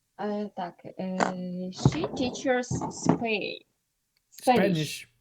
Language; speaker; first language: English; non-native, learner; Ukrainian